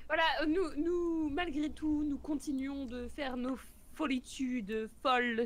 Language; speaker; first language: French; native; French